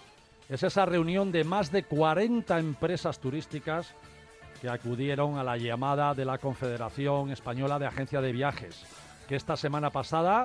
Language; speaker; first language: Spanish; native; Spanish